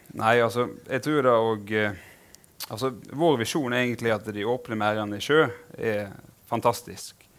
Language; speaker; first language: Norwegian; native; Norwegian